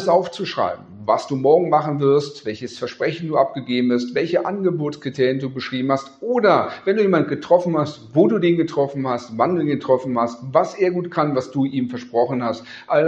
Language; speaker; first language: German; native; German